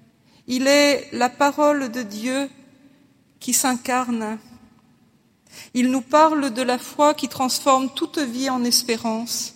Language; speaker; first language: French; native; French